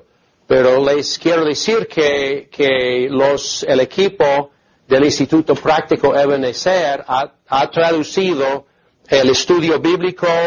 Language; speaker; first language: Spanish; non-native, fluent; English